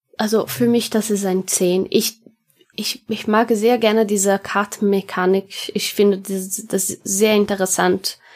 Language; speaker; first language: German; non-native, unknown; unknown